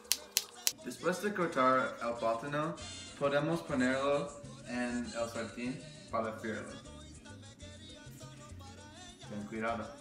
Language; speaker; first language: Spanish; non-native, learner; English